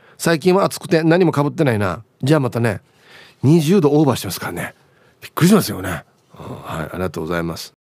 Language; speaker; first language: Japanese; native; Japanese